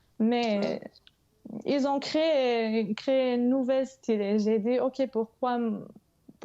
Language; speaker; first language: French; non-native, fluent; English